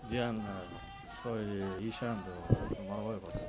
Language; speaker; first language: Spanish; non-native, learner; Arabic